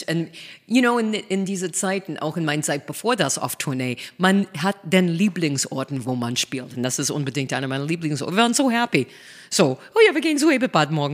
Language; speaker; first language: German; non-native, fluent; English